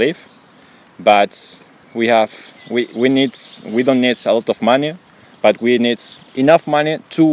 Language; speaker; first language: English; non-native, learner; Spanish